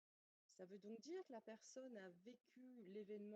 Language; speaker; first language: French; native; French